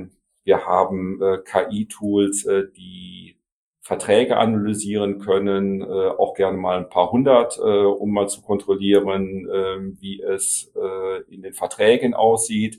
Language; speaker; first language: German; native; German